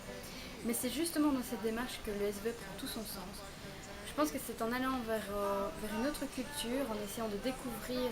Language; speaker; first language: French; native; French